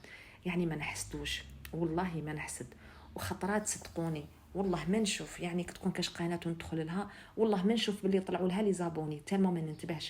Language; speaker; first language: Arabic; native; Arabic